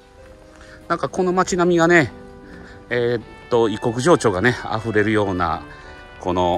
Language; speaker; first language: Japanese; native; Japanese